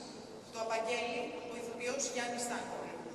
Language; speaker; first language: Greek; native; Greek